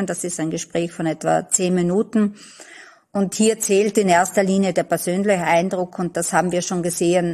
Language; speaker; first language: German; native; German